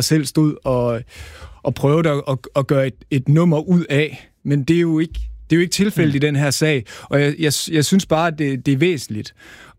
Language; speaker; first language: Danish; native; Danish